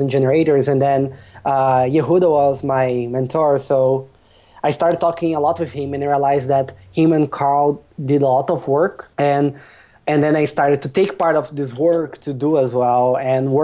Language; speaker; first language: English; non-native, fluent; Portuguese